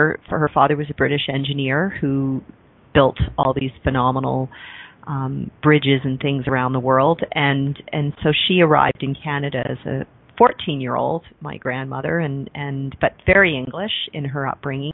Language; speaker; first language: English; native; English